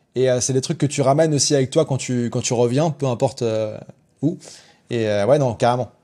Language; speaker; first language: French; native; French